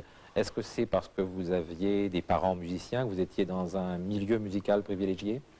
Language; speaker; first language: French; native; French